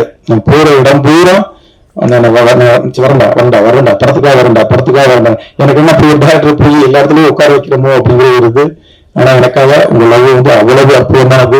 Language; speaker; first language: Tamil; native; Tamil